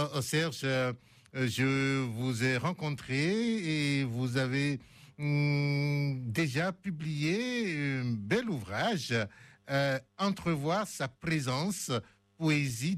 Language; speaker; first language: French; native; French